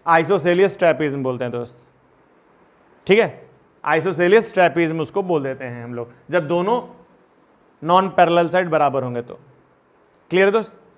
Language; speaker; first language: Hindi; native; Hindi